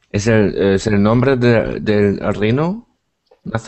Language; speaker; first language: Spanish; non-native, learner; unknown